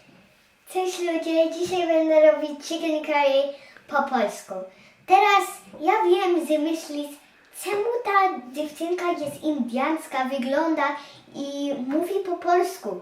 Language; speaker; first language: Polish; early bilingual, heritage; Polish